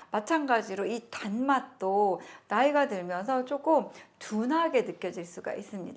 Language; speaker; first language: Korean; native; Korean